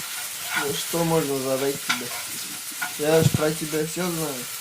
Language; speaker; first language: Russian; non-native, local second language; Kazakh